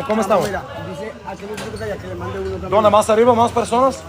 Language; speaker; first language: Spanish; non-native, learner; Bulgarian